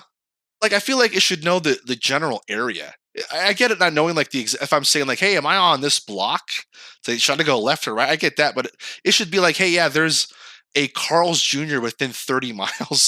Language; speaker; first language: English; native; English